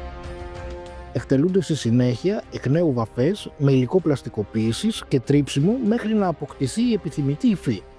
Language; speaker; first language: Greek; native; Greek